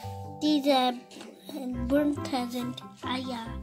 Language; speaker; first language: German; early bilingual, other home language; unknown